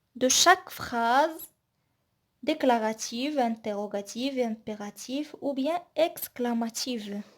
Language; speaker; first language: French; non-native, local second language; Arabic